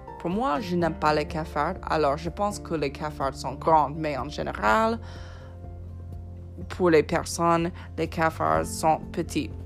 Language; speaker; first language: French; non-native, fluent; English